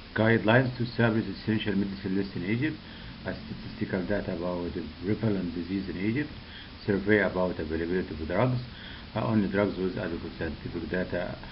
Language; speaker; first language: English; non-native, local second language; Arabic